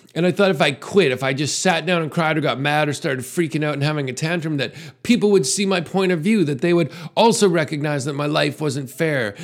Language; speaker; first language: English; native; English